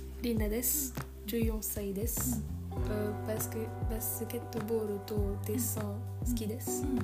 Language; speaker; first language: Japanese; non-native, learner; French